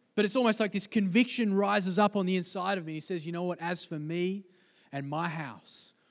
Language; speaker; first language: English; native; English